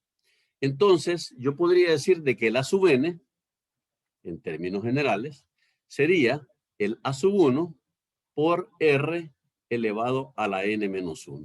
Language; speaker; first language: Spanish; native; Spanish